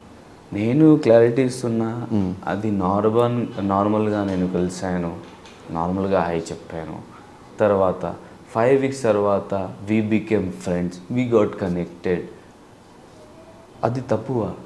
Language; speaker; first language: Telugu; non-native, learner; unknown